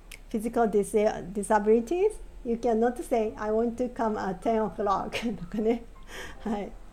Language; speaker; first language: English; non-native, fluent; Japanese